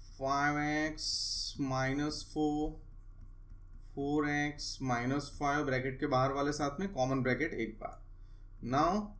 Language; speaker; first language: Hindi; non-native, local second language; Gujarati